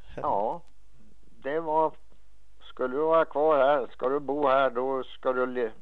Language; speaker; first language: Swedish; native; Swedish